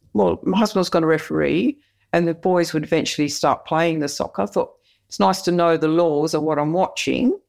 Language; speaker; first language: English; native; English